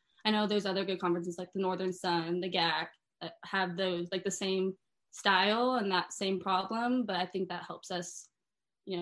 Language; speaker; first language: English; native; English